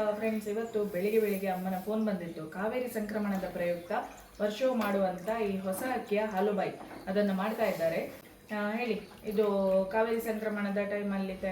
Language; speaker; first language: Kannada; native; Kannada